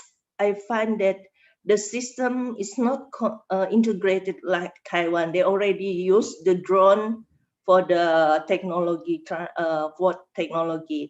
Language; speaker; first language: English; non-native, learner; Indonesian